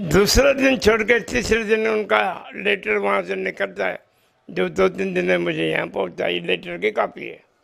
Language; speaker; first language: Hindi; non-native, local second language; Sindhi